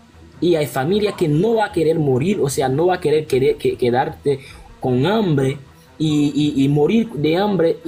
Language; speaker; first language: Spanish; non-native, local second language; Haitian Creole